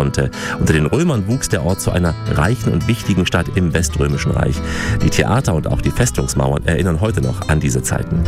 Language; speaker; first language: German; native; German